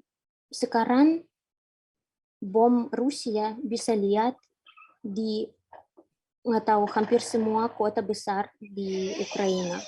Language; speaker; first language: Indonesian; non-native, fluent; Ukrainian